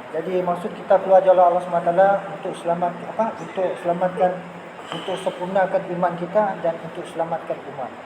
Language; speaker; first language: Malay; native; Malay